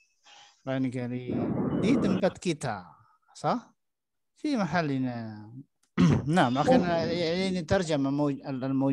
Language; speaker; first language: Indonesian; native; Indonesian